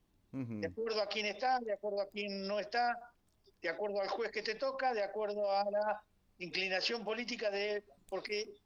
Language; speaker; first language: Spanish; native; Spanish